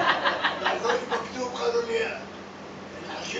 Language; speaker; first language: Hebrew; non-native, learner; Arabic